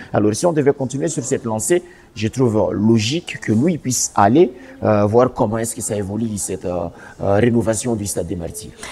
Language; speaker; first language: French; non-native, local second language; Swahili